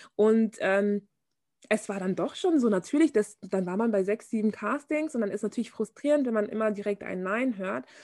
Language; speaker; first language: German; native; German